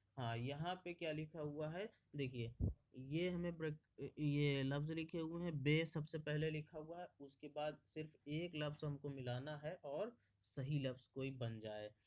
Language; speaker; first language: Hindi; native; Hindi